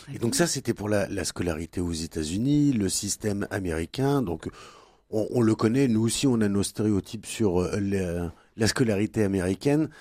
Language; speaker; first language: French; native; French